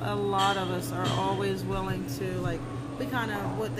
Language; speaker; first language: English; native; English